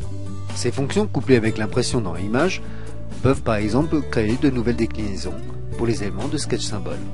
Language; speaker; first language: French; native; French